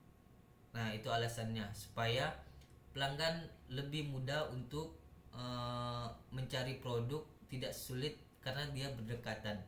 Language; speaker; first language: Indonesian; native; Indonesian